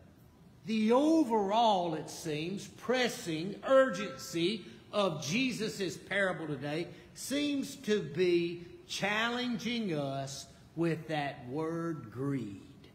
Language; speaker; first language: English; native; English